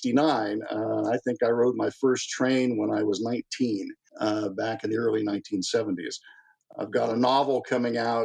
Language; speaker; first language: English; native; English